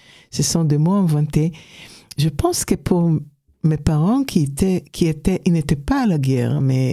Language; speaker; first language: French; non-native, fluent; Hebrew